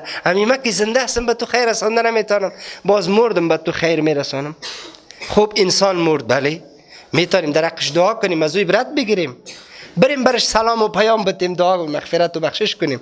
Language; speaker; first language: Persian; native; Persian